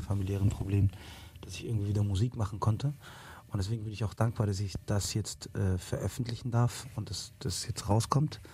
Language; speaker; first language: German; early bilingual, other home language; Arabic